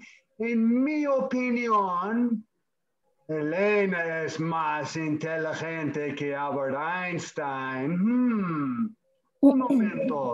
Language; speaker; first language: Spanish; non-native, fluent; English